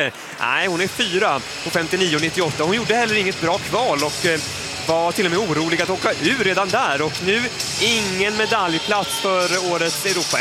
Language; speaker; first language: Swedish; native; Swedish